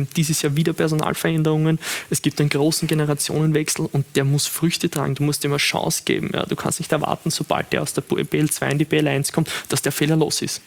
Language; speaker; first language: German; native; German